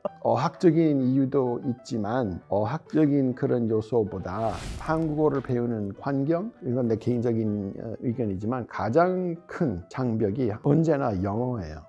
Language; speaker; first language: Korean; non-native, fluent; English